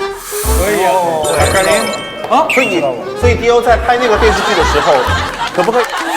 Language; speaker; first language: Chinese; native; Chinese